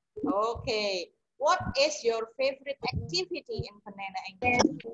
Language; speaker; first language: English; non-native, fluent; Indonesian